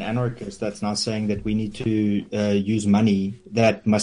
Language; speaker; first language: English; non-native, local second language; Afrikaans